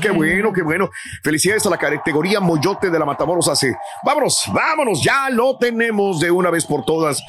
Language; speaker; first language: Spanish; native; Spanish